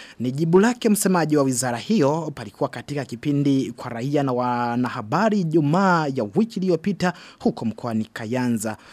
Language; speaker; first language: Swahili; non-native, local second language; Rundi